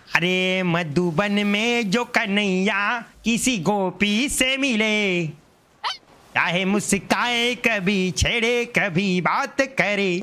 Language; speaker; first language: Hindi; non-native, local second language; Marathi